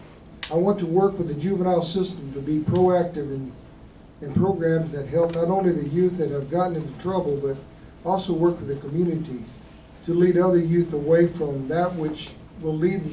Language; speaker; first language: English; native; English